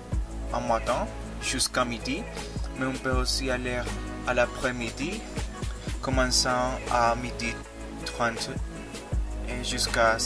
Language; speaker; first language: French; non-native, learner; Spanish